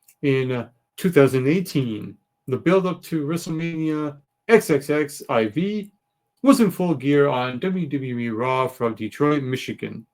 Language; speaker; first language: English; native; English